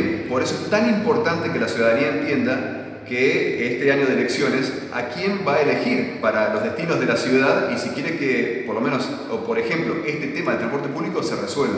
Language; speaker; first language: Spanish; native; Spanish